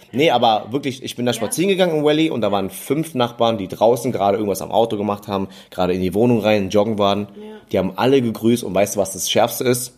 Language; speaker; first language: German; early bilingual, other home language; English